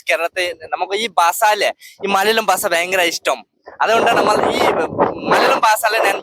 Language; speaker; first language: Malayalam; non-native, local second language; Bangla